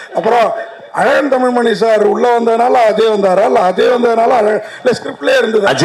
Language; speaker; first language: Tamil; native; Tamil